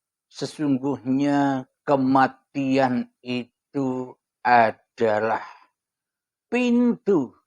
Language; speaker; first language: Indonesian; non-native, local second language; Javanese